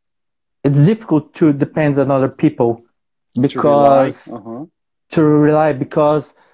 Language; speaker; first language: English; non-native, learner; Portuguese